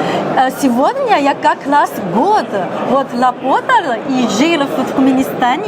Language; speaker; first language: Russian; non-native, learner; Chinese